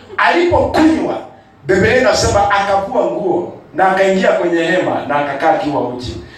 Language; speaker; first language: Swahili; non-native, local second language; Kikuyu